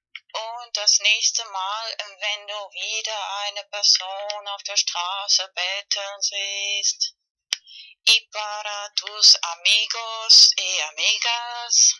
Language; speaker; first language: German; non-native, fluent; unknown